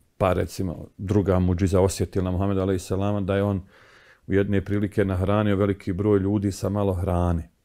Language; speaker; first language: Bosnian; native; Bosnian